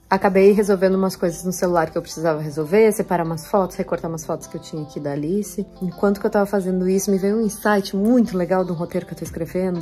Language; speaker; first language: Portuguese; native; Portuguese